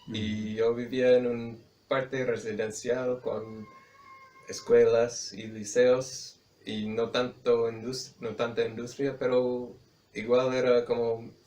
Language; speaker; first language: Spanish; non-native, fluent; English